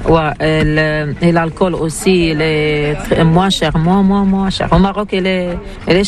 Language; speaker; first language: French; non-native, learner; Arabic